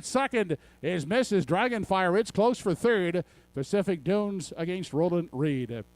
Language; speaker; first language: English; native; English